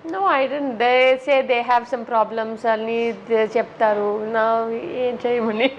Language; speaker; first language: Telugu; non-native, local second language; Tamil